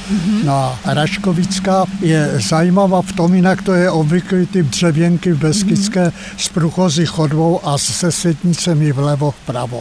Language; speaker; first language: Czech; native; Czech